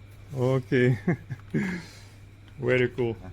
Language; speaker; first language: English; non-native, learner; Russian